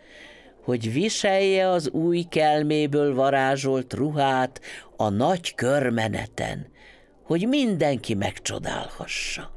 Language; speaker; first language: Hungarian; native; Hungarian